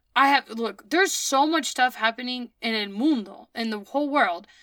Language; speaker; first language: English; early bilingual, other home language; Spanish